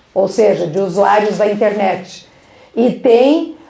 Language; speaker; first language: Portuguese; native; Portuguese